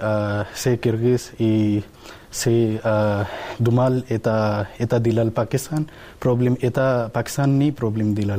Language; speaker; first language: Russian; non-native, learner; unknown